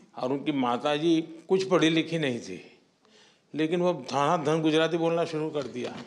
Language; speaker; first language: Hindi; non-native, local second language; Gujarati